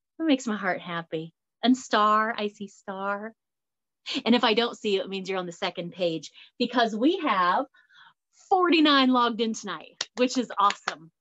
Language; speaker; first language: English; native; English